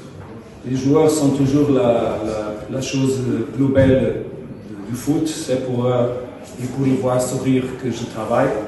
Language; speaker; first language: French; non-native, fluent; Portuguese